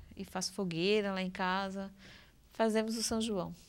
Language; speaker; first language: Portuguese; native; Portuguese